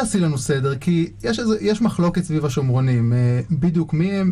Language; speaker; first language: Hebrew; native; Hebrew